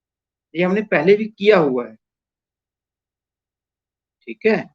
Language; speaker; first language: Hindi; non-native, local second language; Punjabi